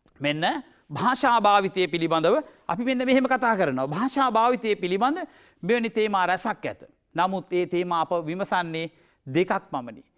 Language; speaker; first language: Sinhala; native; Sinhala